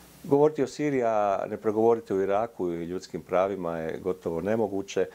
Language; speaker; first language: Serbian; native; Serbian